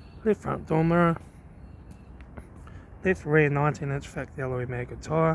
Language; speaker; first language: English; native; English